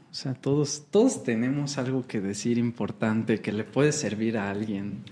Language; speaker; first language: Spanish; native; Spanish